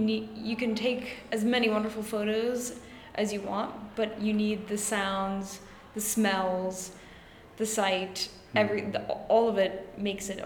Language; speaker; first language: English; native; English